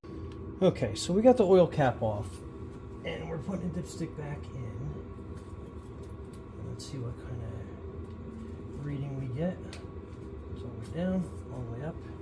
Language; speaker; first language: English; native; English